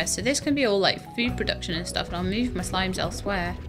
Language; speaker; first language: English; native; English